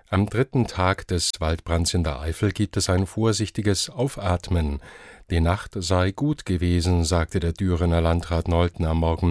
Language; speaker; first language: German; native; German